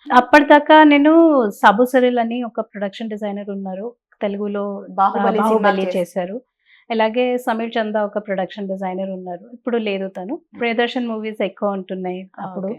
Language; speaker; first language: Telugu; non-native, learner; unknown